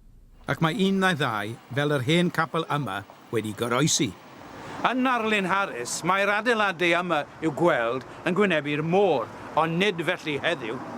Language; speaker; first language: Welsh; native; Welsh